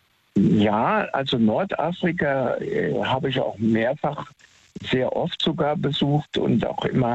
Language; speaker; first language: German; native; German